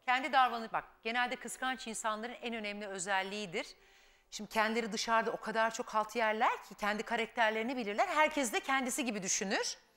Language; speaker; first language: Turkish; native; Turkish